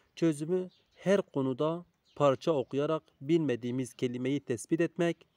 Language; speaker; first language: Turkish; native; Turkish